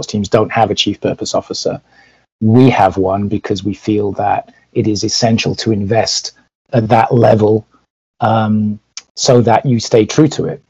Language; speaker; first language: English; native; English